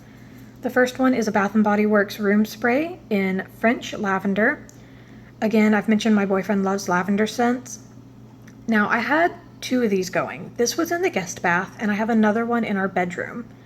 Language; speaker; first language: English; native; English